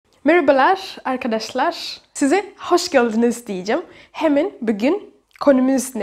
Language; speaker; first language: Turkish; non-native, fluent; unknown